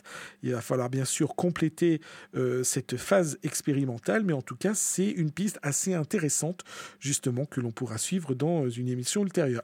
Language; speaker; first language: French; native; French